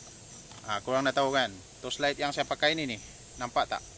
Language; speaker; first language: Malay; native; Malay